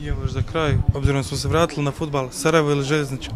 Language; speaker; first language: Croatian; native; Croatian